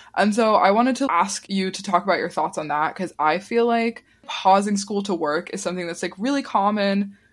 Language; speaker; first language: English; early bilingual, other home language; Italian